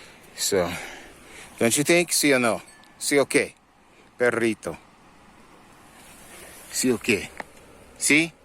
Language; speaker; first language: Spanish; non-native, learner; English